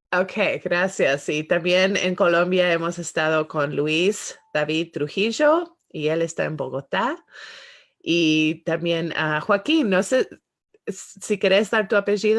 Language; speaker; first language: Spanish; non-native, fluent; English